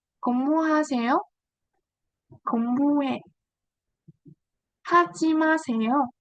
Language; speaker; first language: Korean; non-native, learner; Vietnamese